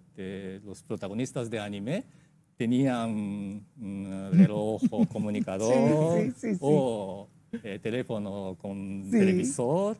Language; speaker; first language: Spanish; non-native, fluent; Japanese